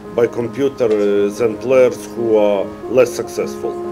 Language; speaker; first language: English; non-native, fluent; Russian